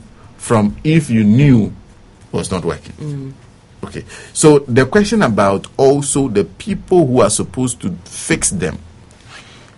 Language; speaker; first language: English; non-native, local second language; Ewe